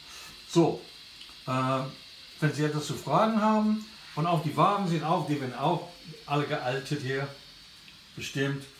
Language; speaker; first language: German; non-native, learner; English